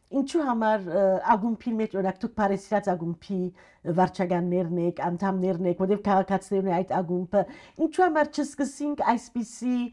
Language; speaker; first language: Armenian; early bilingual, heritage; Armenian